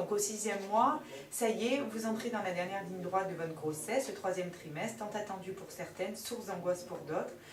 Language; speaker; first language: French; native; French